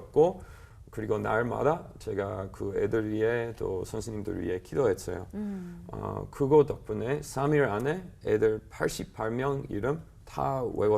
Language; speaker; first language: Korean; non-native, learner; English